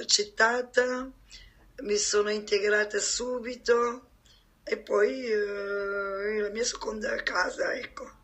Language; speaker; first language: Italian; non-native, fluent; French